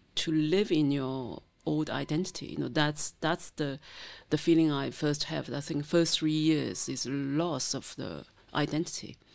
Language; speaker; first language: English; non-native, fluent; Chinese